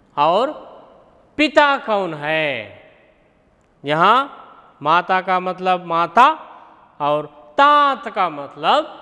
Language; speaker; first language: Hindi; non-native, local second language; Kannada